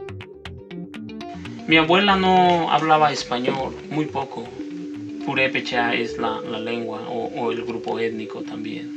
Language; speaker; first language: Spanish; native; Spanish